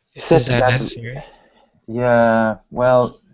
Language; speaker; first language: English; early bilingual, other home language; Polish